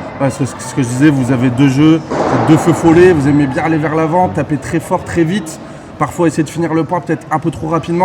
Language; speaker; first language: French; native; French